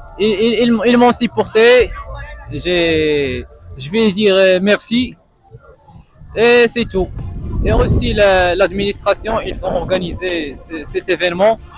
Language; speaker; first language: French; non-native, local second language; Arabic